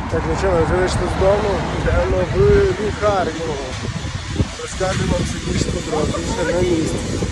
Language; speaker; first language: Ukrainian; non-native, local second language; Russian